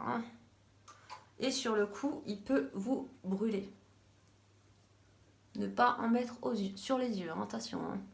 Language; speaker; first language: French; native; French